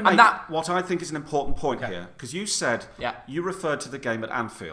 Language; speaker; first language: English; native; English